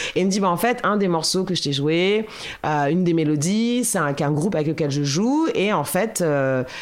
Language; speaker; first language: French; native; French